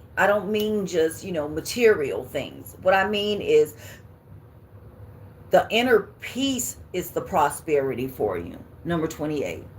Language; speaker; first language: English; native; English